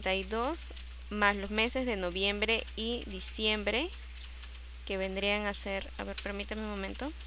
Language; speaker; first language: Spanish; native; Spanish